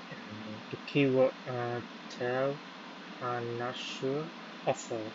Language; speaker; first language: English; non-native, learner; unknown